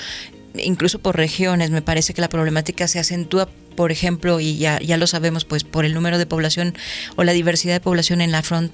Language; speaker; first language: Spanish; native; Spanish